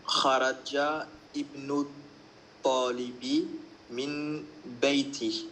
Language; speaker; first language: Arabic; non-native, learner; French